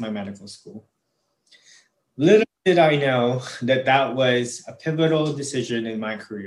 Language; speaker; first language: English; non-native, local second language; Filipino